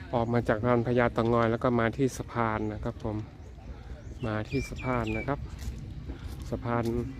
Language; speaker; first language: Thai; native; Thai